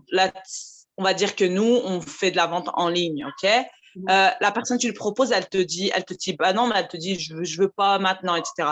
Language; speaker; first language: French; native; French